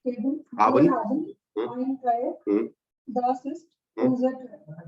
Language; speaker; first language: German; non-native, learner; Hindi